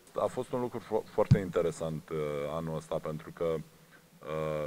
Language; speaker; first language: Romanian; non-native, learner; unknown